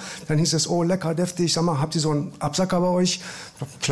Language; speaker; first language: German; early bilingual, other home language; Persian